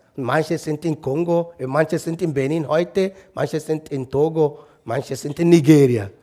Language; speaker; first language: German; non-native, fluent; Igbo